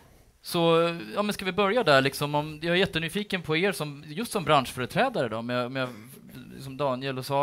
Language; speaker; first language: Swedish; native; Swedish